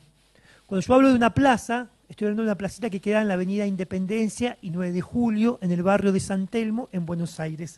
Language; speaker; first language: Spanish; native; Spanish